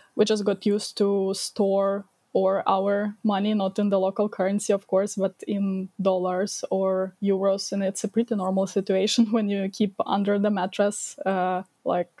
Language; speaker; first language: English; non-native, fluent; Ukrainian